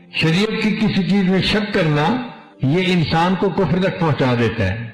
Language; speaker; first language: Urdu; non-native, local second language; Punjabi